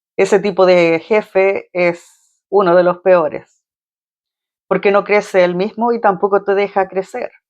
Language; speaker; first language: Spanish; native; Spanish